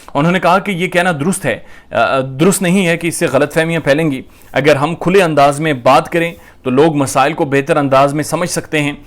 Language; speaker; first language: Urdu; native; Urdu